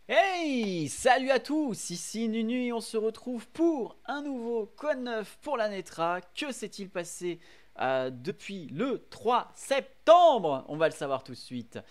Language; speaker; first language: French; native; French